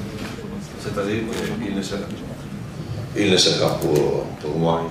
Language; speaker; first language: French; non-native, learner; Spanish